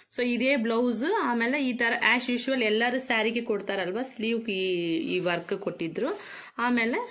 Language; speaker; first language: Kannada; non-native, local second language; Tamil